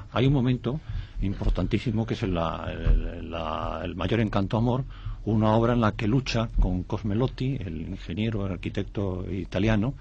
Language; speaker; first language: Spanish; native; Spanish